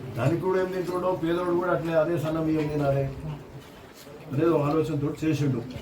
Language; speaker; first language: Telugu; native; Telugu